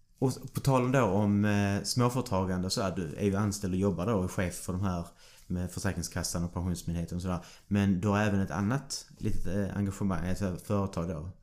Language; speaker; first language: Swedish; native; Swedish